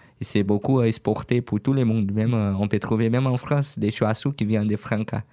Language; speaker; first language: French; non-native, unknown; Portuguese